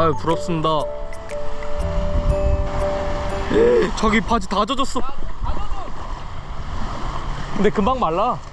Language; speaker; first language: Korean; native; Korean